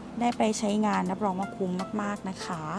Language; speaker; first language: Thai; native; Thai